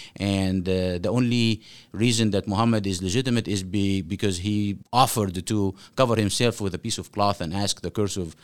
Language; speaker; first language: English; non-native, fluent; Arabic